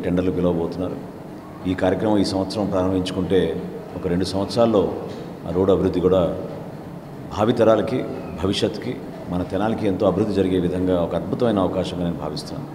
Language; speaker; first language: Telugu; native; Telugu